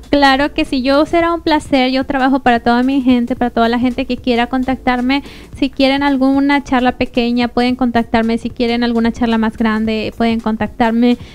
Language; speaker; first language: Spanish; native; Spanish